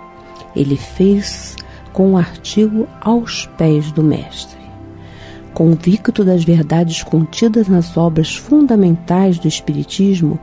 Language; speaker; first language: Portuguese; native; Portuguese